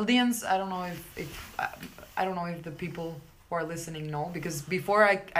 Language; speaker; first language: English; non-native, fluent; Spanish